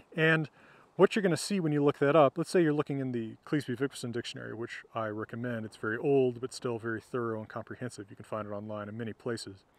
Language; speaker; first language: English; native; English